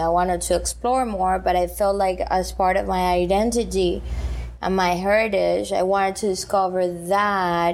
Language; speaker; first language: English; non-native, fluent; Spanish